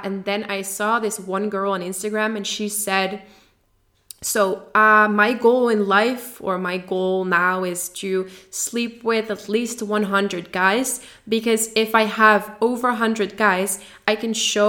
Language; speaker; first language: English; non-native, fluent; Dutch